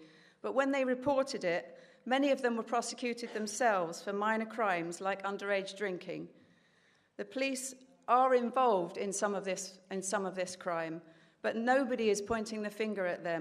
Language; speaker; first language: English; native; English